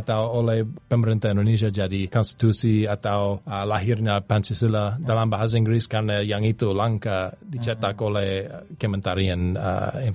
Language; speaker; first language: Indonesian; non-native, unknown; English